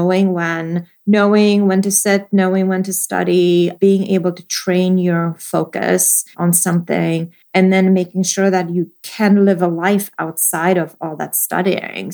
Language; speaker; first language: English; non-native, fluent; Polish